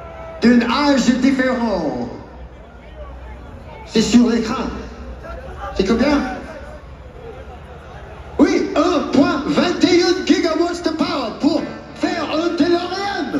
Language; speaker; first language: French; non-native, learner; English